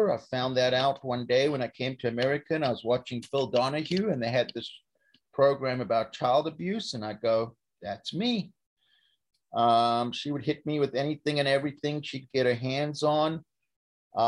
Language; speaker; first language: English; native; English